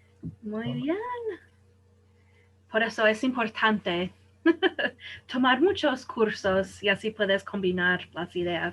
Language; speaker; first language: Spanish; non-native, fluent; English